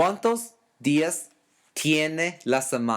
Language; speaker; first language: Spanish; non-native, fluent; English